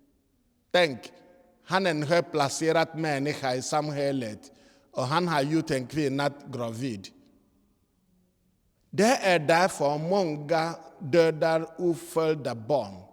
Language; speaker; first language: Swedish; non-native, fluent; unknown